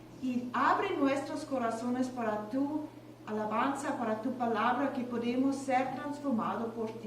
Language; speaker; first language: Spanish; non-native, learner; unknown